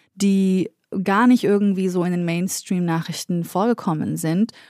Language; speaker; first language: German; early bilingual, other home language; Central Kurdish